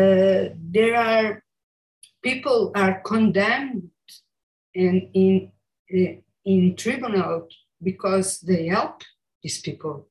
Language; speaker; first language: English; non-native, learner; Portuguese